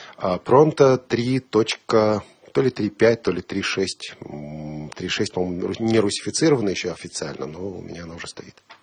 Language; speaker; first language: Russian; native; Russian